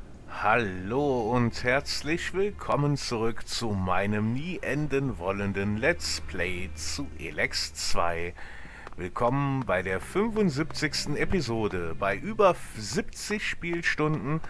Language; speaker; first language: German; native; German